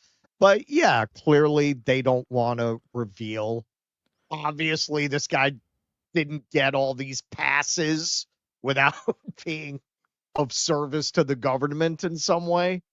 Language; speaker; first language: English; native; English